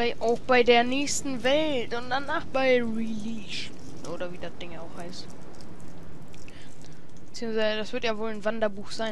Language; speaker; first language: German; native; German